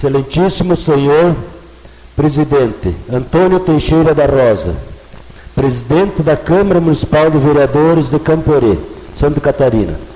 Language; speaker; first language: Portuguese; native; Portuguese